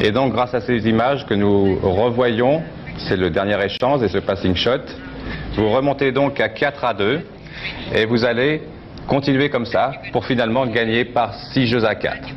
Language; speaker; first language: French; native; French